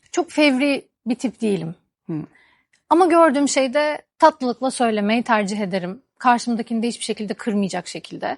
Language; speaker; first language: Turkish; native; Turkish